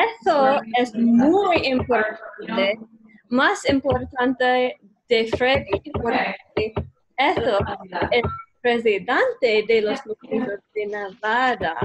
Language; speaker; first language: Spanish; non-native, learner; English